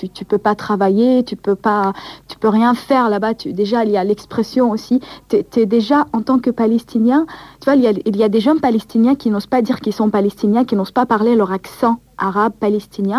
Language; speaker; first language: French; non-native, local second language; Arabic